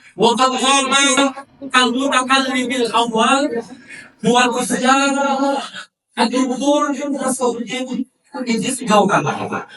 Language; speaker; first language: Arabic; non-native, fluent; Indonesian